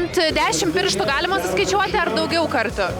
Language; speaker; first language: Lithuanian; native; Lithuanian